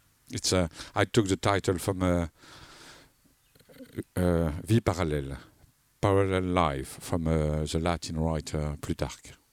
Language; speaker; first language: English; non-native, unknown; French